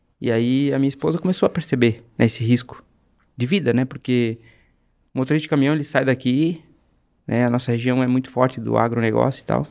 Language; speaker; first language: Portuguese; native; Portuguese